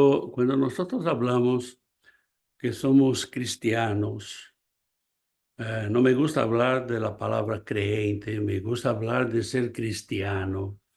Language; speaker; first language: Spanish; non-native, fluent; Portuguese